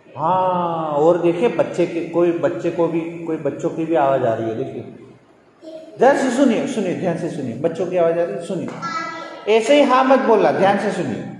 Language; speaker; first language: Hindi; non-native, local second language; Gujarati